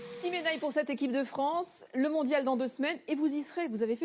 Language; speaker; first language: French; native; French